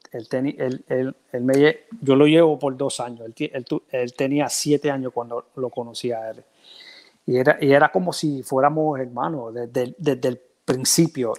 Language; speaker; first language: Spanish; early bilingual, heritage; Spanish